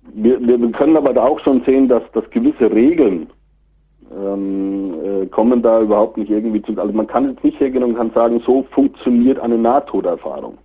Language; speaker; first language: German; native; German